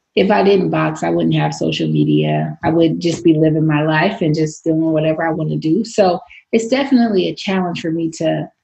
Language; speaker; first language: English; native; English